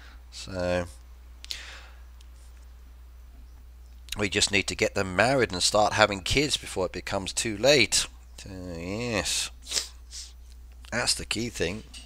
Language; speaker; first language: English; native; English